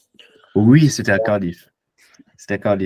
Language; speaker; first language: French; non-native, fluent; English